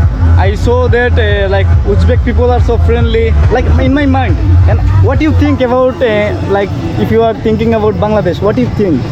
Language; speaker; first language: English; non-native, learner; Bangla